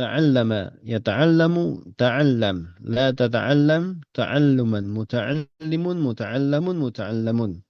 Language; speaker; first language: Arabic; non-native, fluent; Indonesian